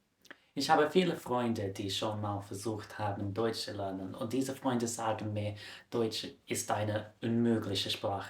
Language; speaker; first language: German; non-native, fluent; English